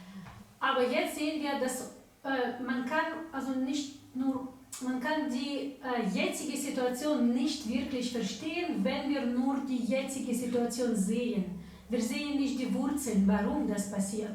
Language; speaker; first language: German; non-native, fluent; Ukrainian